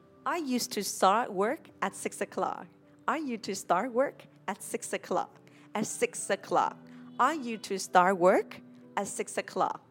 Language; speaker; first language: English; non-native, fluent; Vietnamese